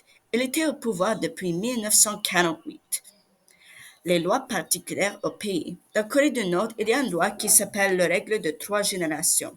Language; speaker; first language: French; non-native, learner; English